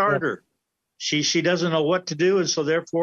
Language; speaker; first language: English; native; English